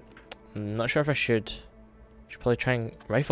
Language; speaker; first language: English; native; English